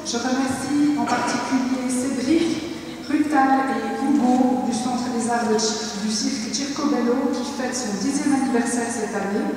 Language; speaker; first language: French; native; French